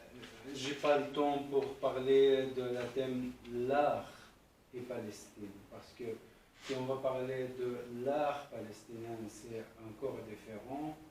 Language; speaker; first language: French; non-native, fluent; Arabic